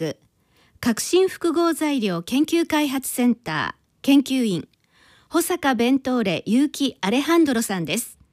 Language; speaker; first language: Japanese; native; Japanese